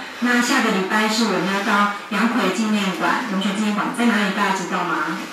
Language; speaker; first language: Chinese; native; Chinese